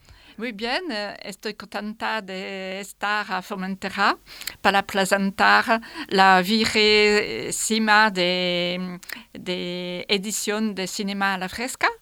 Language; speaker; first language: Spanish; non-native, fluent; French